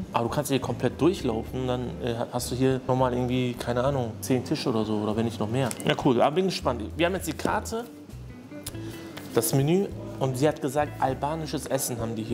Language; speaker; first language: German; native; German